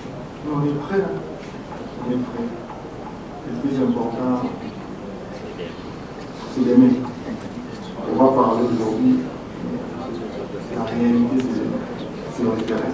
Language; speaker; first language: French; non-native, local second language; Lingala